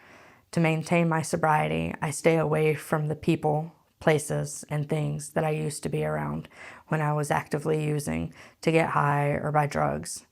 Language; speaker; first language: English; native; English